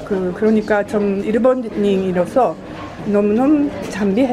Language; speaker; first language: Korean; non-native, fluent; Japanese